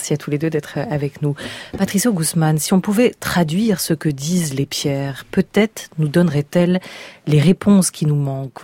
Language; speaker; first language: French; native; French